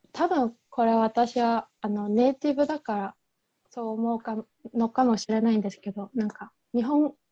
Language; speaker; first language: Japanese; non-native, fluent; Korean